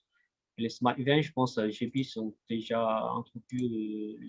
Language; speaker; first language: French; non-native, fluent; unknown